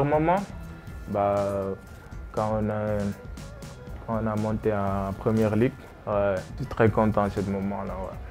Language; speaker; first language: French; non-native, local second language; Wolof